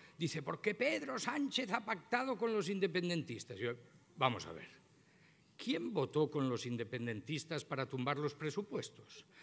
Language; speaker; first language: Spanish; non-native, local second language; Catalan